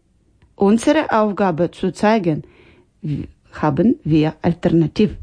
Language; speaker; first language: German; non-native, learner; Ukrainian